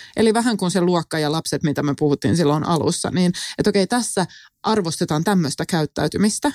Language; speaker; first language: Finnish; non-native, local second language; Swedish